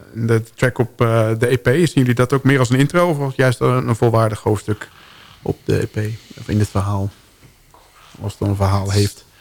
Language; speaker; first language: Dutch; native; Dutch